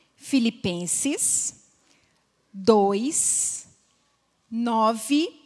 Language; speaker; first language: Portuguese; native; Portuguese